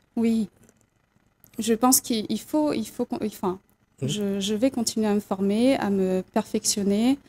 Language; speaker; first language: French; native; French